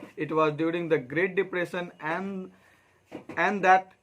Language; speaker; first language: English; non-native, local second language; Hindi